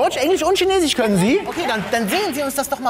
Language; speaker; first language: German; native; German